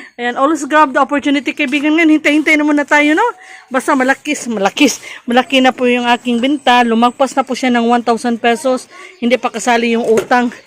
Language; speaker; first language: Filipino; non-native, local second language; Cebuano